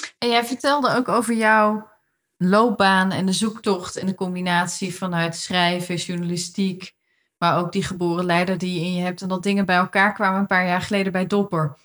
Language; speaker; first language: Dutch; native; Dutch